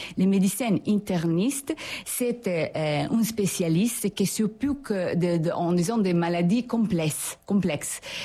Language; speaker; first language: French; non-native, fluent; Italian